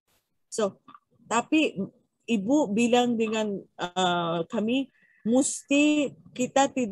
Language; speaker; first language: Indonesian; non-native, learner; Filipino